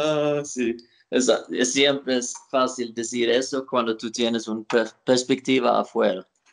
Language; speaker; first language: Spanish; non-native, learner; Swedish